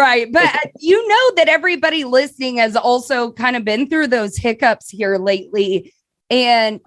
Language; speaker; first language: English; native; English